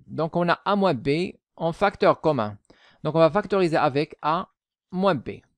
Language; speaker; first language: French; non-native, local second language; Arabic